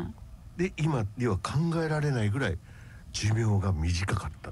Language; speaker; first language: Japanese; native; Japanese